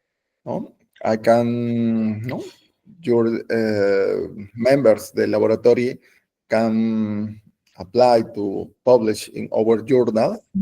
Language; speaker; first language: English; non-native, learner; Spanish